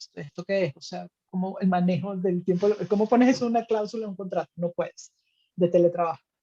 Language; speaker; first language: Spanish; native; Spanish